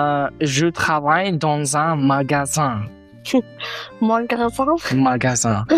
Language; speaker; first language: French; non-native, fluent; Uzbek